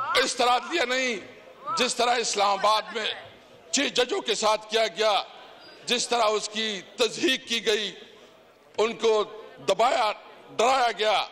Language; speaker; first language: Urdu; non-native, local second language; Pashto